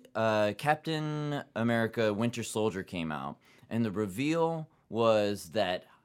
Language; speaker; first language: English; early bilingual, other home language; Japanese